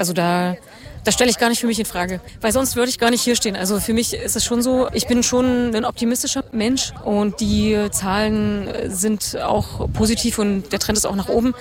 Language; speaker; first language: German; native; German